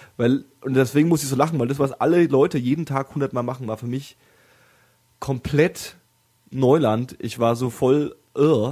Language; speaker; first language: German; native; German